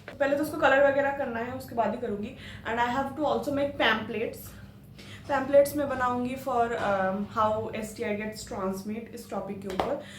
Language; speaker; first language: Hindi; non-native, local second language; Bangla